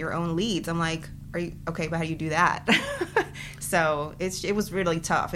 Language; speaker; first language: English; early bilingual, other home language; Spanish